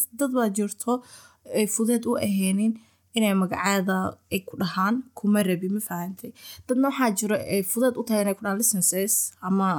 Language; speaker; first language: Somali; early bilingual, heritage; Somali